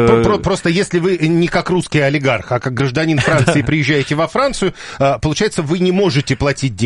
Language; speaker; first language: Russian; native; Russian